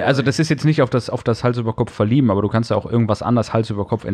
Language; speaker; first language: German; native; German